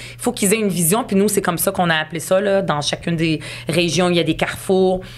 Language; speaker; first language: French; early bilingual, other home language; Arabic